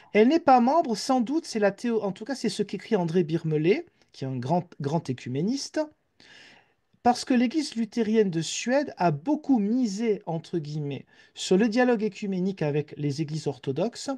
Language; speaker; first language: French; native; French